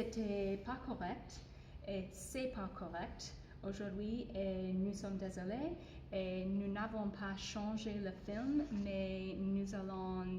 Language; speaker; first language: French; non-native, fluent; English